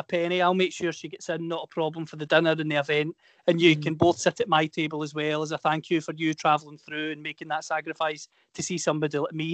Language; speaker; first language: English; native; English